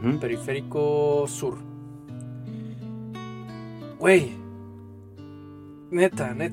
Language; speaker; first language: Spanish; native; Spanish